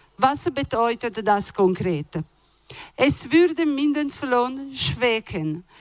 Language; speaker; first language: German; non-native, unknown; Italian